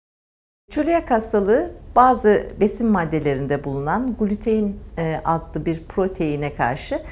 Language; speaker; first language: Turkish; native; Turkish